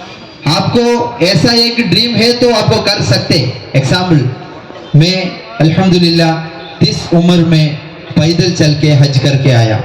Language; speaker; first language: Hindi; non-native, local second language; Malayalam